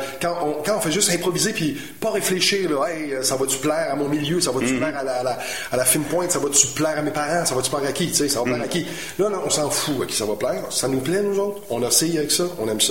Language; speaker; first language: French; native; French